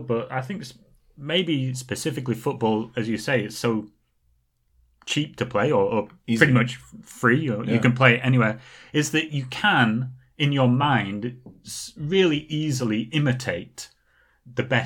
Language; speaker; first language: English; native; English